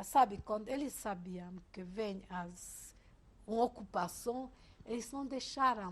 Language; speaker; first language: Portuguese; non-native, fluent; Hungarian